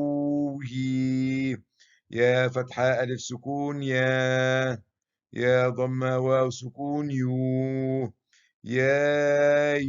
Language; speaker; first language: Arabic; non-native, fluent; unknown